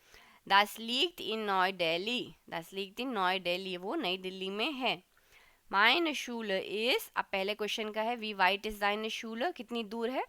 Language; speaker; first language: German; non-native, fluent; Hindi